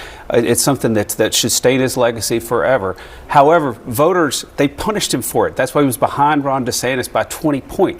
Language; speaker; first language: English; native; English